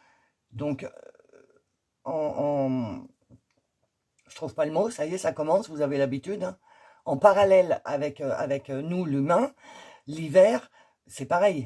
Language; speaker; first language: French; native; French